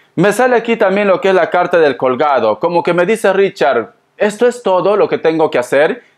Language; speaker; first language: Spanish; native; Spanish